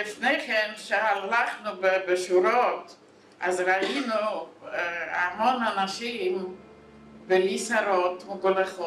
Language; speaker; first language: Hebrew; non-native, fluent; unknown